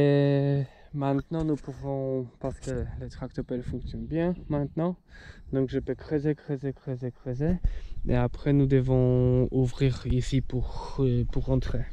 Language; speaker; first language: French; non-native, fluent; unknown